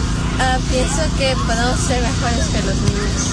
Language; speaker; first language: Spanish; early bilingual, other home language; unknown